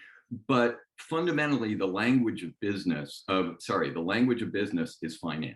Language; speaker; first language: English; native; English